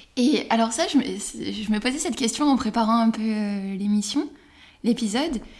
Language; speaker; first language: French; native; French